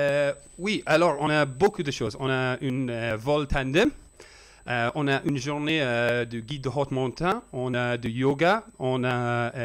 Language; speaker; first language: French; non-native, learner; English